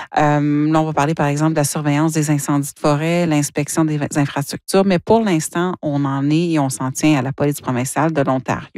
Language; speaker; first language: French; native; French